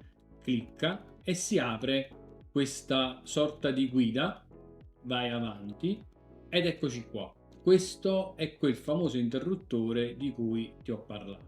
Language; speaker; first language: Italian; native; Italian